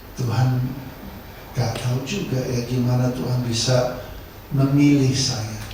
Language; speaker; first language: Indonesian; non-native, fluent; English